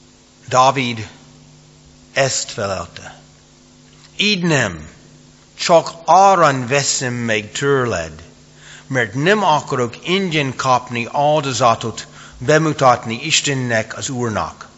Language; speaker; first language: Hungarian; non-native, fluent; English